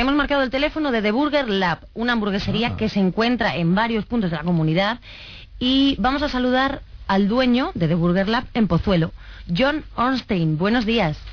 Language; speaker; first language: Spanish; native; Spanish